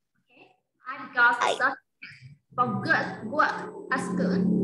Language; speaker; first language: English; non-native, fluent; Vietnamese